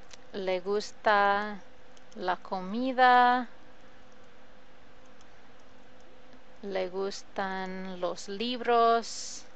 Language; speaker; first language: Spanish; non-native, fluent; English